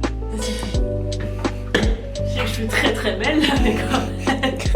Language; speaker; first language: French; native; French